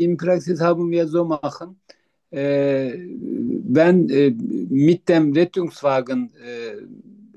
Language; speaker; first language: German; non-native, learner; Turkish